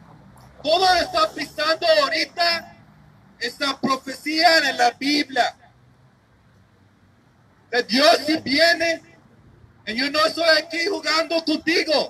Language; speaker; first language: Spanish; non-native, learner; English